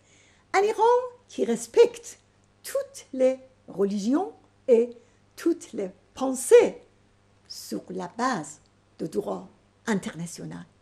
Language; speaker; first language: French; non-native, fluent; Persian